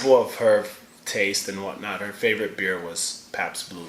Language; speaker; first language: English; native; English